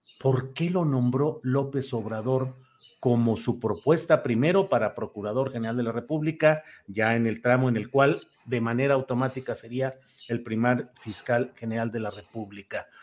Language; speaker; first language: Spanish; native; Spanish